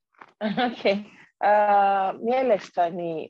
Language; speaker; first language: Finnish; non-native, learner; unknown